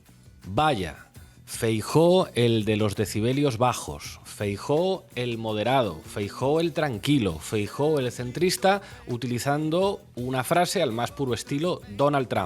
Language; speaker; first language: Spanish; native; Spanish